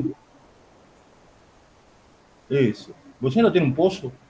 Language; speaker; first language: Portuguese; non-native, fluent; Spanish